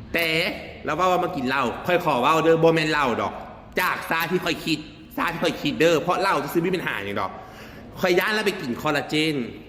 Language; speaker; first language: Thai; native; Thai